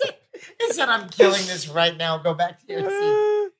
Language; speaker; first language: English; non-native, learner; Korean